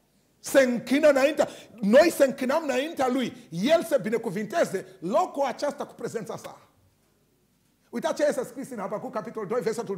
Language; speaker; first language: Romanian; non-native, learner; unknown